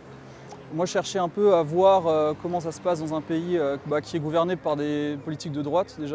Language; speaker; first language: French; native; French